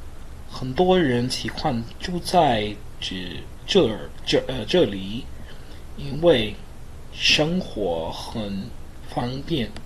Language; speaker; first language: Chinese; non-native, learner; English